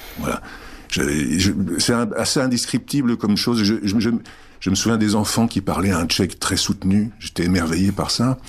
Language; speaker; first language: French; early bilingual, other home language; Czech